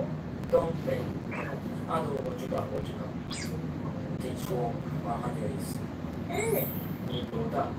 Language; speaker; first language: Chinese; non-native, learner; Japanese